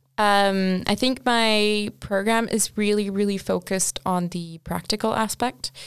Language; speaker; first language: English; non-native, fluent; Portuguese